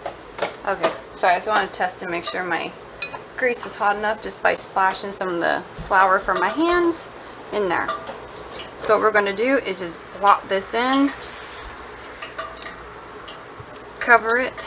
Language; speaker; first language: English; native; English